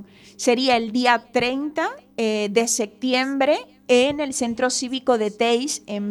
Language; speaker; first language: Spanish; native; Spanish